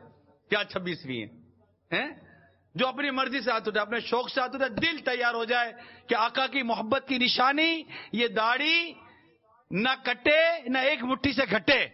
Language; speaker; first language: Urdu; native; Urdu